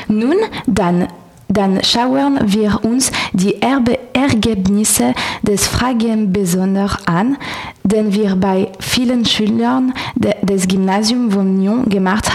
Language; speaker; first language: German; non-native, learner; French